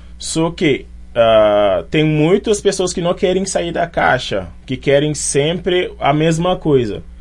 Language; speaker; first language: Portuguese; non-native, fluent; Wolof